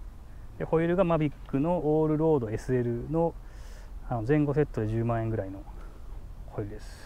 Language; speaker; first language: Japanese; native; Japanese